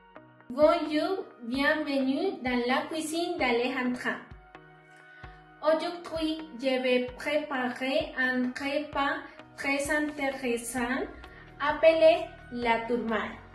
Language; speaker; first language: French; non-native, learner; Spanish